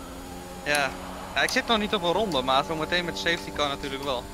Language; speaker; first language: Dutch; native; Dutch